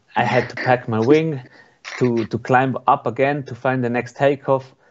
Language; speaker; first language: English; non-native, learner; Swiss German